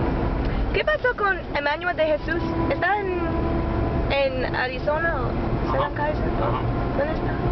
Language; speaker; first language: Spanish; non-native, learner; English